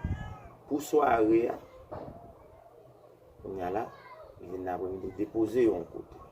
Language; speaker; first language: French; non-native, learner; Haitian Creole